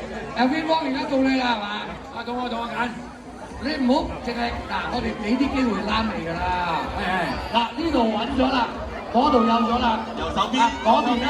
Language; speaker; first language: Chinese; native; Chinese